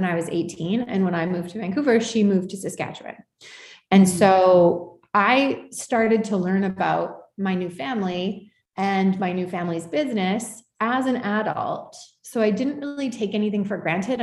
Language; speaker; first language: English; native; English